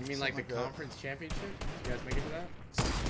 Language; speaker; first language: English; native; English